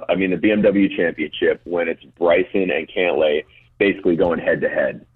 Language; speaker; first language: English; native; English